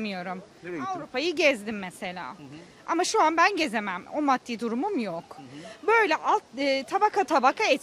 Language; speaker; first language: Turkish; early bilingual, heritage; Turkish